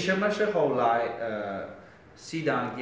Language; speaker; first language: Chinese; non-native, learner; Uzbek